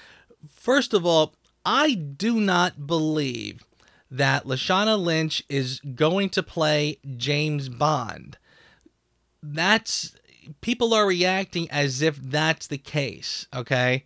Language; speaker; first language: English; native; English